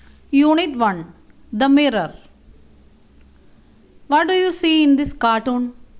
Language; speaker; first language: English; non-native, local second language; Malayalam